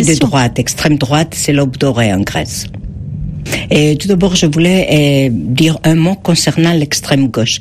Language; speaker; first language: French; non-native, fluent; Greek